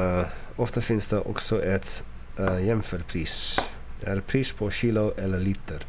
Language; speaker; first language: Swedish; non-native, learner; English